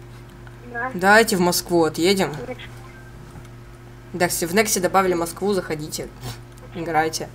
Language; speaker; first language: Russian; native; Russian